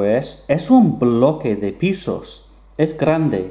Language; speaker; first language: Spanish; non-native, fluent; English